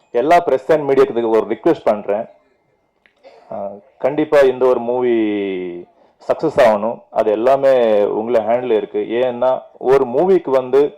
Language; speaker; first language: Tamil; non-native, fluent; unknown